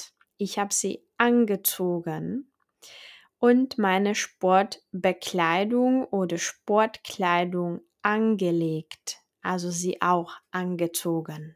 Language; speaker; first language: German; non-native, fluent; Czech